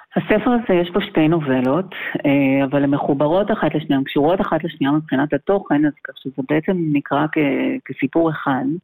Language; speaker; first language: Hebrew; native; Hebrew